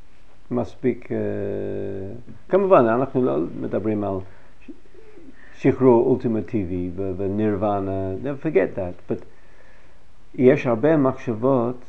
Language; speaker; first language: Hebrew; non-native, fluent; English